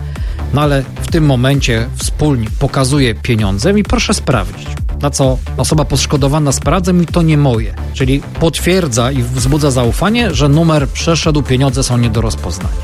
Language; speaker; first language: Polish; native; Polish